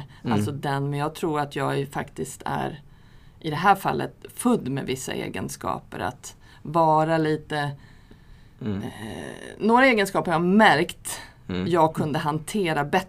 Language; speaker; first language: Swedish; native; Swedish